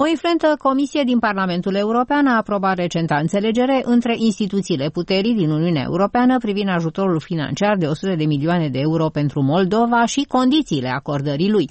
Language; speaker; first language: Romanian; native; Romanian